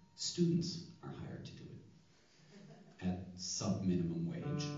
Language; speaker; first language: English; native; English